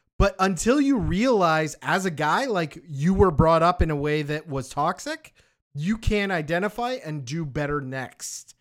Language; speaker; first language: English; native; English